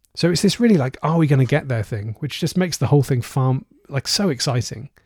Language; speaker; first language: English; native; English